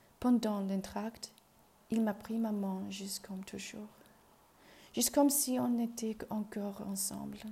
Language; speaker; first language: French; non-native, learner; Chinese